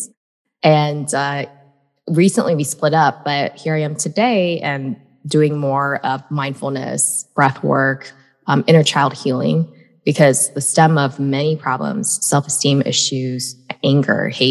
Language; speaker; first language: English; native; English